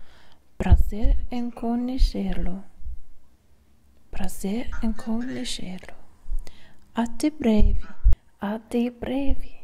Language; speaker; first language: Portuguese; non-native, learner; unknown